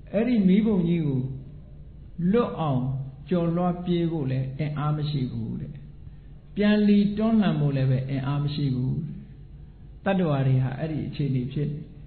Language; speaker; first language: Burmese; native; Burmese